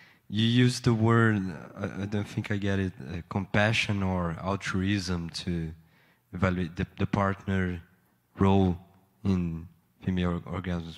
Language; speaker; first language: English; non-native, fluent; Portuguese